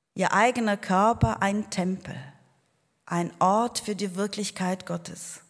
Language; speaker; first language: German; non-native, fluent; Portuguese